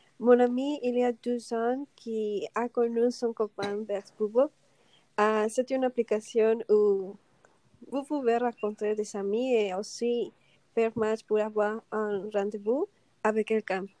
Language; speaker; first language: French; non-native, learner; Spanish